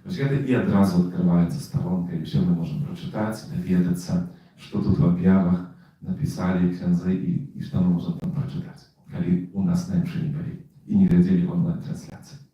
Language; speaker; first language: Polish; non-native, learner; Russian